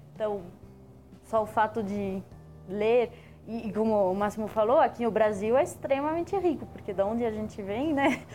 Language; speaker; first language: Portuguese; non-native, fluent; French